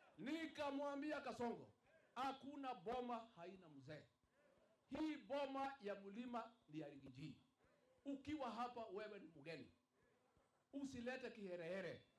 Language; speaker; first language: Swahili; non-native, local second language; Kikuyu